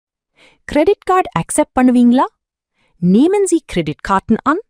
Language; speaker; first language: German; non-native, fluent; Tamil